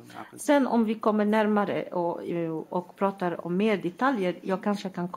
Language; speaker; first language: Swedish; non-native, fluent; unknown